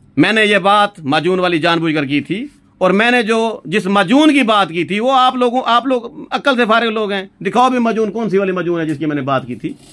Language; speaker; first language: Urdu; non-native, local second language; Saraiki